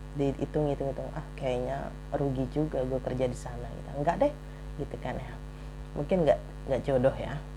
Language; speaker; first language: Indonesian; native; Indonesian